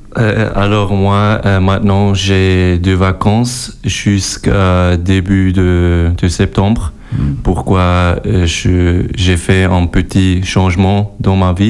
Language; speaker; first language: French; non-native, learner; German